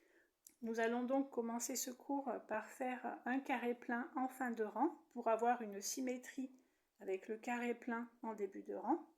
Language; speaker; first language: French; native; French